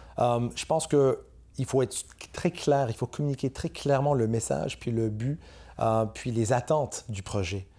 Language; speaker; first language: French; native; French